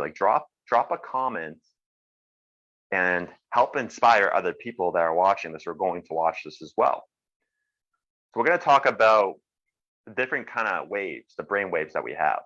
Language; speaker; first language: English; native; English